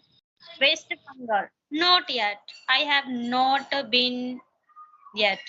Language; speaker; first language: English; non-native, learner; Hindi